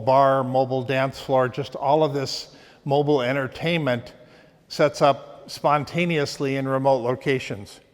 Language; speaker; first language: English; native; English